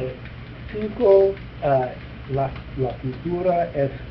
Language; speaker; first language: Spanish; non-native, learner; English